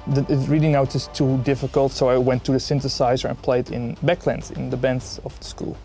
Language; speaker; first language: English; non-native, fluent; Dutch